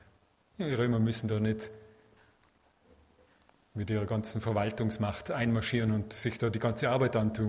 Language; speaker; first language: German; native; German